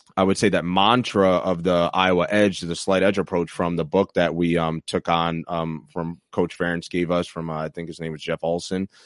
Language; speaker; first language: English; native; English